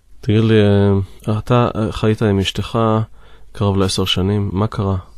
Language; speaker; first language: Hebrew; native; Hebrew